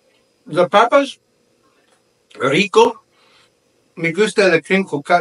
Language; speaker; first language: Spanish; non-native, learner; English